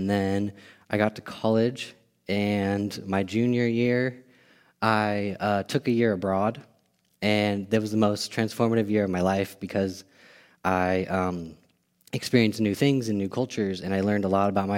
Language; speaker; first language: English; native; English